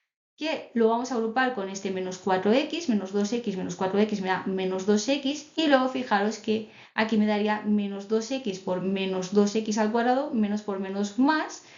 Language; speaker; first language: Spanish; native; Spanish